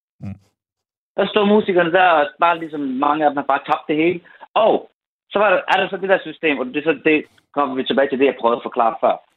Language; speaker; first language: Danish; early bilingual, other home language; Persian